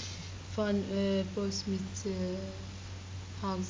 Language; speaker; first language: Dutch; non-native, learner; Arabic